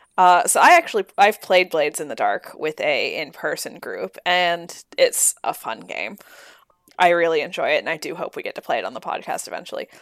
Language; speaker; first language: English; native; English